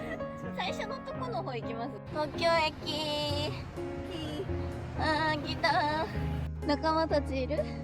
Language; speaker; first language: Japanese; native; Japanese